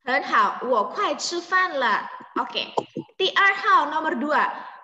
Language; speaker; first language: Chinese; non-native, fluent; Indonesian